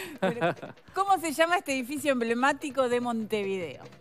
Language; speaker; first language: Spanish; native; Spanish